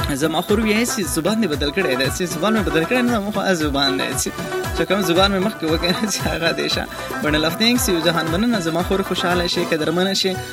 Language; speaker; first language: Pashto; non-native, local second language; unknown